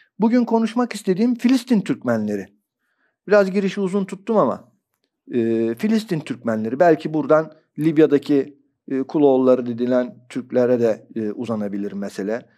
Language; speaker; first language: Turkish; native; Turkish